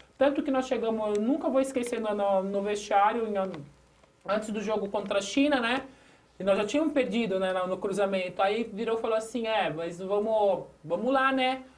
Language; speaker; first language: Portuguese; native; Portuguese